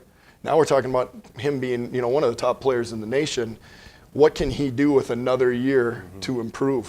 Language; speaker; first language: English; native; English